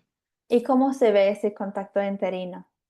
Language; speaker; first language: Spanish; non-native, fluent; English